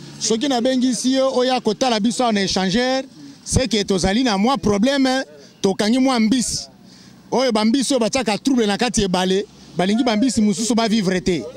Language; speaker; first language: Lingala; native; Lingala